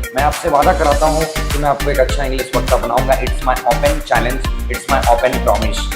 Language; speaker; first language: Hindi; native; Hindi